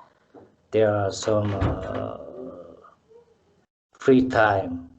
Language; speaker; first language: English; non-native, learner; Mongolian